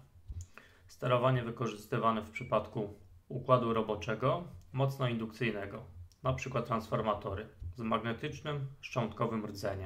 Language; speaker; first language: Polish; native; Polish